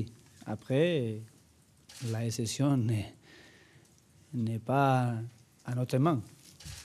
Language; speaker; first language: French; non-native, learner; Spanish